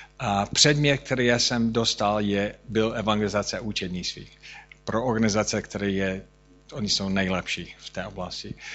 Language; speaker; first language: Czech; non-native, fluent; English